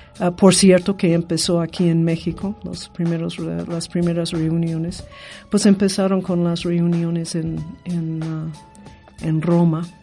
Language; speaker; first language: Spanish; non-native, fluent; English